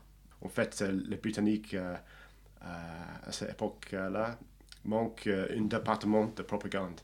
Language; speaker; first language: French; non-native, fluent; English